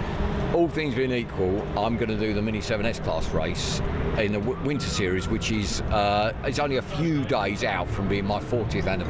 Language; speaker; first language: English; native; English